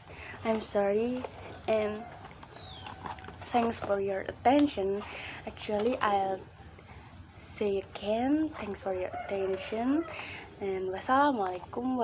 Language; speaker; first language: English; non-native, learner; Indonesian